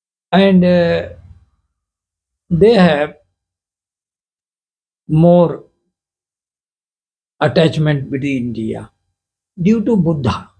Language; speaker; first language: English; non-native, local second language; Hindi